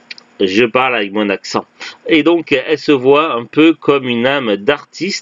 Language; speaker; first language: French; native; French